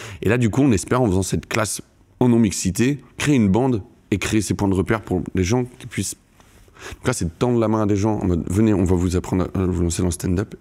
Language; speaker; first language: French; native; French